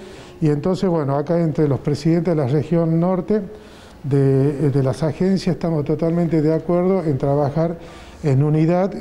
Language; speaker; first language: Spanish; native; Spanish